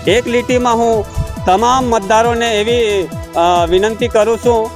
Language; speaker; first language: Gujarati; non-native, local second language; Bhili